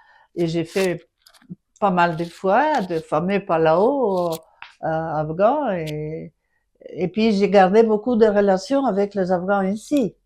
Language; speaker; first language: French; non-native, fluent; Greek